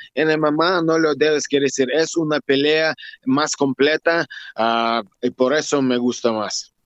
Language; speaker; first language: Spanish; non-native, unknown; Russian